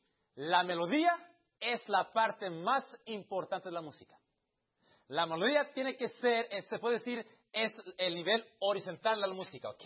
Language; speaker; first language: Spanish; early bilingual, heritage; Spanish